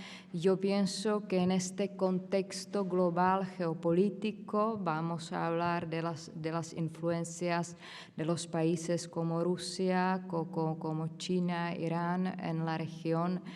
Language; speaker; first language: Spanish; non-native, fluent; Czech